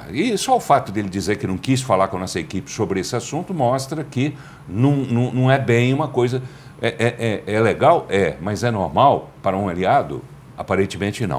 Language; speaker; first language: Portuguese; native; Portuguese